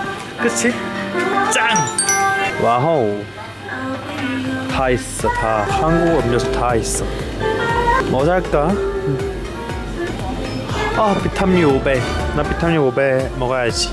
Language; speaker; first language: Korean; non-native, fluent; Chinese